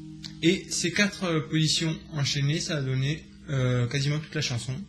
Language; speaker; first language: French; native; French